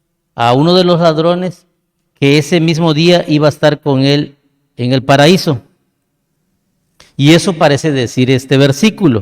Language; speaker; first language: Spanish; native; Spanish